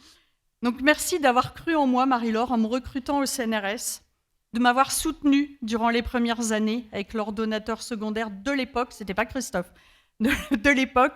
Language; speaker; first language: French; native; French